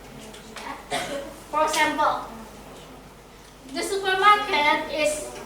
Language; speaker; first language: English; non-native, fluent; Indonesian